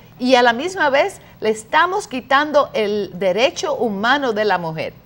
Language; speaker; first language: Spanish; early bilingual, heritage; Spanish